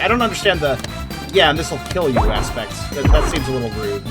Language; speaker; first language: English; native; English